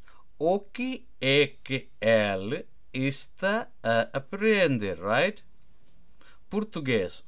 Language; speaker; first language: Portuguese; non-native, fluent; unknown